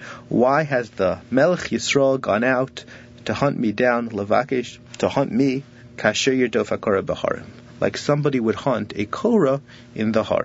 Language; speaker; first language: English; native; English